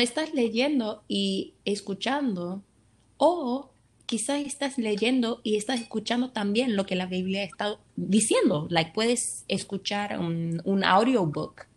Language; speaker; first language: Spanish; early bilingual, heritage; Spanish